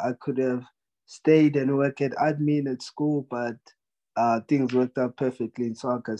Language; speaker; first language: English; non-native, local second language; Zulu